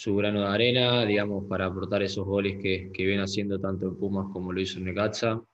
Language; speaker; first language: Spanish; native; Spanish